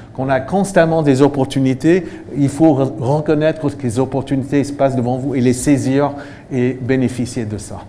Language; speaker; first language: French; non-native, fluent; English